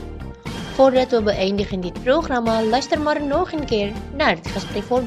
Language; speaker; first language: Dutch; non-native, learner; Indonesian